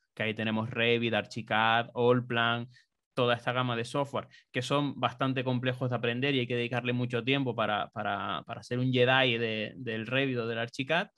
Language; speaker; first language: Spanish; native; Spanish